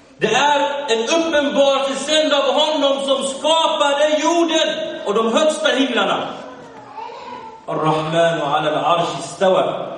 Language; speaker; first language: Swedish; early bilingual, other home language; Arabic